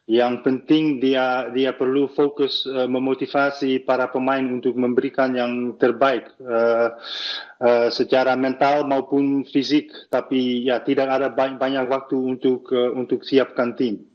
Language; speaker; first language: Indonesian; early bilingual, heritage; Dutch